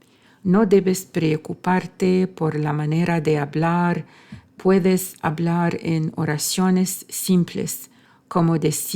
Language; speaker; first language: Spanish; non-native, fluent; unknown